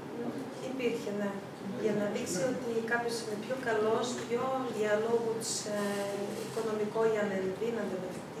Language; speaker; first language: Greek; early bilingual, other home language; Russian